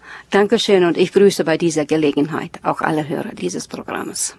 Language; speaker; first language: German; early bilingual, heritage; German